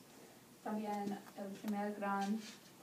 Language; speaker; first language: Spanish; non-native, learner; English